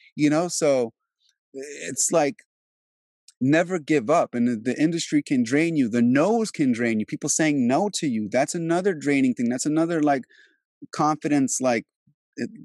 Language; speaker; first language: English; early bilingual, other home language; Albanian